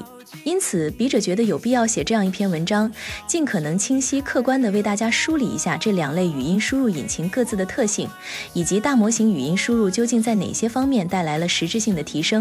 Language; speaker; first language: Chinese; native; Chinese